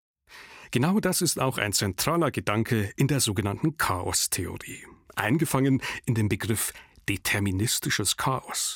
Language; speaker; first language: German; native; German